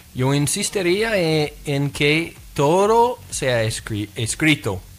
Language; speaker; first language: Spanish; non-native, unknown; English